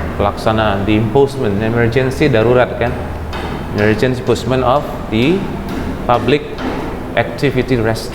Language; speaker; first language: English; non-native, fluent; Indonesian